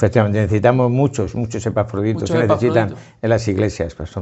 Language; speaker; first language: Spanish; native; Spanish